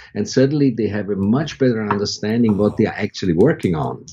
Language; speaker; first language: English; non-native, fluent; German